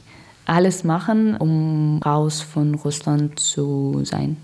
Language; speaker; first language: German; non-native, learner; Russian